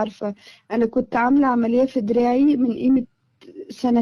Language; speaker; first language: Arabic; native; Arabic